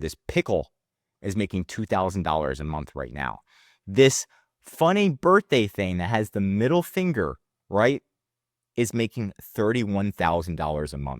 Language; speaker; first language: English; native; English